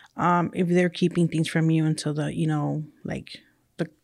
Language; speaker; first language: English; early bilingual, other home language; Spanish